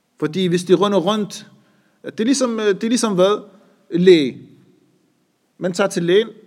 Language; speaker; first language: Danish; non-native, fluent; Arabic